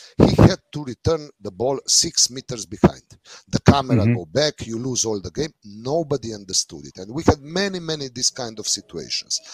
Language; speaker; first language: English; non-native, fluent; Slovenian